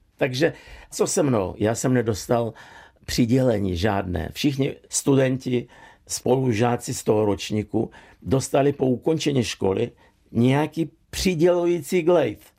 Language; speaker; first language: Czech; non-native, fluent; Russian